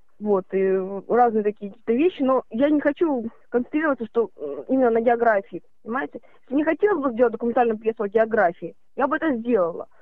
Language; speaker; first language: Russian; native; Russian